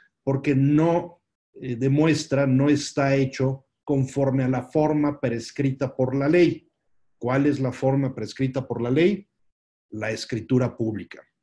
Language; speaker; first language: Spanish; native; Spanish